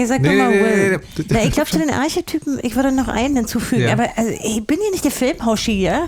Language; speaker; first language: German; native; German